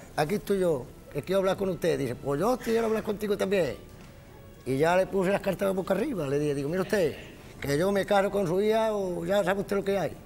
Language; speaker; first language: Spanish; native; Spanish